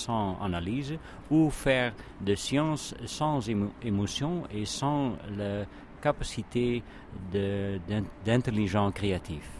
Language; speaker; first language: French; non-native, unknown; Dutch